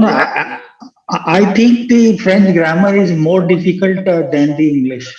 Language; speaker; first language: English; non-native, fluent; Punjabi